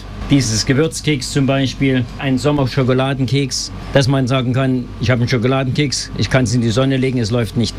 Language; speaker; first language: German; native; German